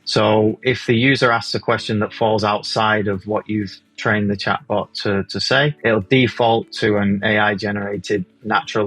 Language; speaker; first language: English; native; English